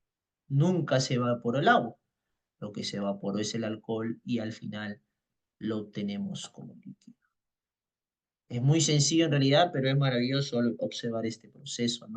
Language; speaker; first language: Spanish; native; Spanish